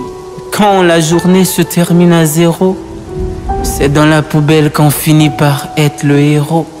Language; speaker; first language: French; non-native, local second language; Haitian Creole